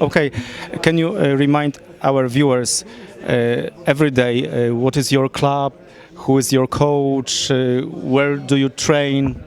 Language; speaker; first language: English; non-native, fluent; Polish